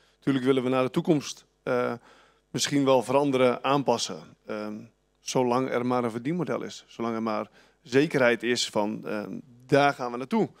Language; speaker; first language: Dutch; native; Dutch